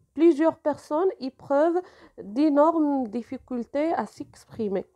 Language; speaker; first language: French; non-native, local second language; Arabic